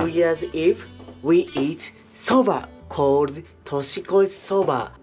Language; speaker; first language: English; non-native, learner; Japanese